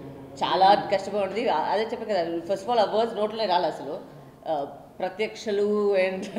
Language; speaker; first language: Telugu; non-native, learner; Tamil